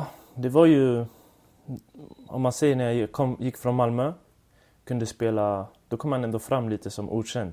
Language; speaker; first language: Swedish; early bilingual, other home language; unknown